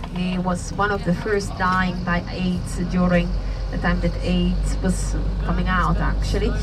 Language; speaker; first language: English; non-native, fluent; Italian